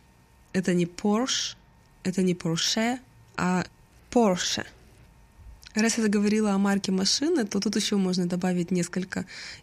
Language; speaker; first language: Russian; native; Russian